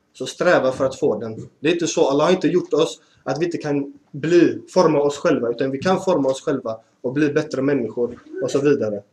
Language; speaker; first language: Swedish; early bilingual, other home language; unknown